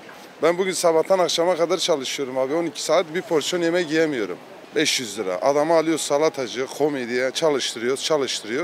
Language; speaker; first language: Turkish; native; Turkish